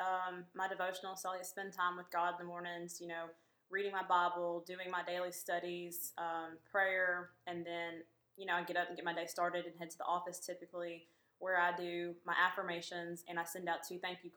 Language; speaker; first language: English; native; English